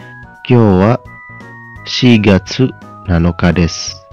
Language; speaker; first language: Japanese; non-native, fluent; Indonesian